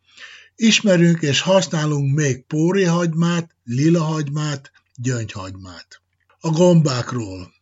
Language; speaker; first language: Hungarian; native; Hungarian